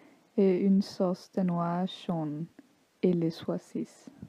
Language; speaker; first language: French; non-native, learner; Danish